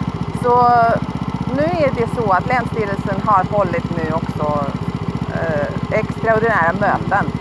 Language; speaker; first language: Swedish; non-native, fluent; Latvian